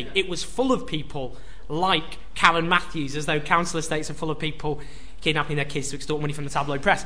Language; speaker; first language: English; native; English